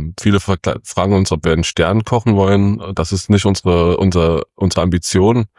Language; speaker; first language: German; early bilingual, other home language; Kurdish